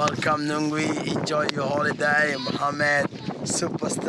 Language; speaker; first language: English; non-native, learner; Swahili